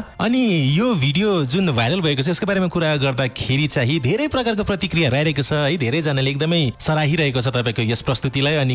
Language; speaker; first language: Nepali; native; Nepali